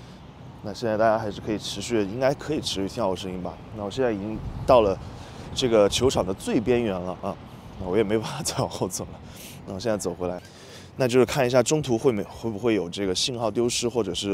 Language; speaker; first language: Chinese; native; Chinese